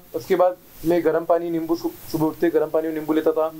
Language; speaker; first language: Hindi; native; Hindi